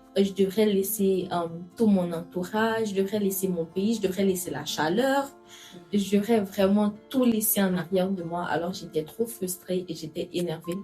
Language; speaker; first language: French; non-native, local second language; Haitian Creole